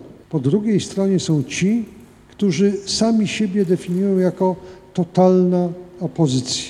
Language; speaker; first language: Polish; native; Polish